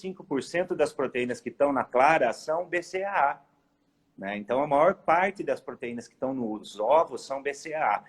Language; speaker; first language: Portuguese; native; Portuguese